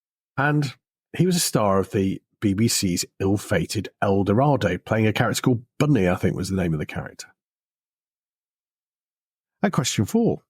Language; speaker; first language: English; native; English